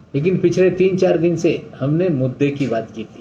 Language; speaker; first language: Hindi; non-native, local second language; Marathi